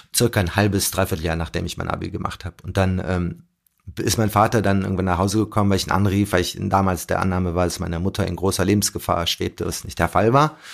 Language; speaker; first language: German; early bilingual, other home language; Arabic